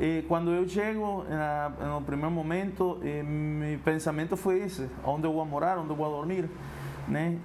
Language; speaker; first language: Portuguese; non-native, fluent; Spanish